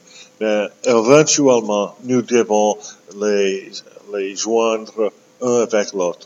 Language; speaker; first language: French; non-native, local second language; English